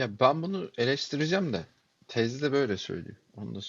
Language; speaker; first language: Turkish; native; Turkish